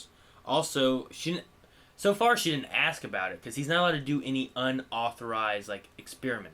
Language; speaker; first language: English; native; English